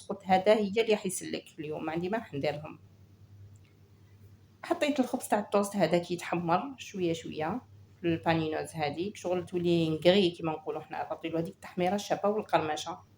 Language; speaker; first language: Arabic; native; Arabic